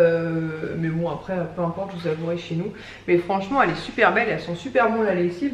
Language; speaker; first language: French; native; French